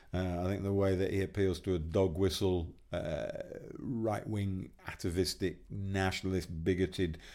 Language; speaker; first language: English; native; English